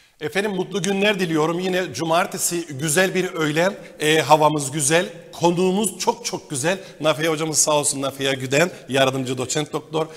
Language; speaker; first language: Turkish; native; Turkish